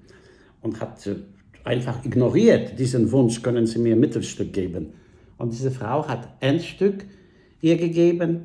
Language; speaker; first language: German; non-native, fluent; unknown